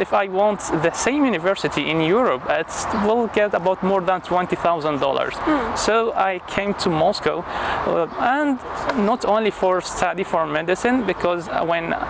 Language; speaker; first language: English; non-native, fluent; Arabic